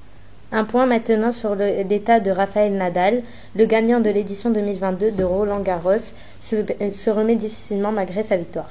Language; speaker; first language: French; native; French